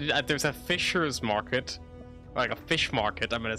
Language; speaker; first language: English; native; English